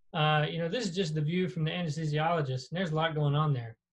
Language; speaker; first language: English; native; English